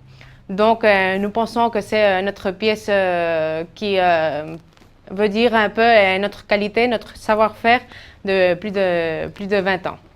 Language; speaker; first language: French; non-native, fluent; Spanish